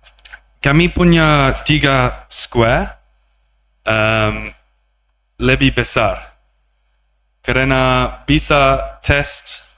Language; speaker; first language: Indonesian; non-native, learner; English